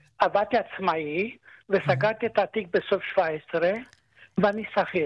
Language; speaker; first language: Hebrew; non-native, fluent; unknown